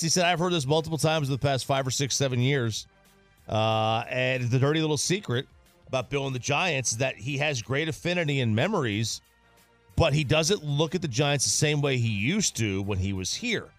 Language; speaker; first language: English; native; English